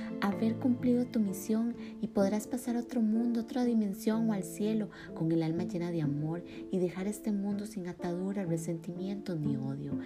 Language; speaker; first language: Spanish; native; Spanish